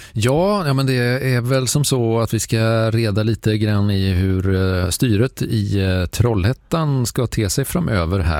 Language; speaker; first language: Swedish; native; Swedish